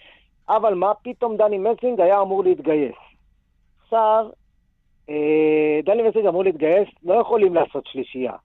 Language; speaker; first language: Hebrew; native; Hebrew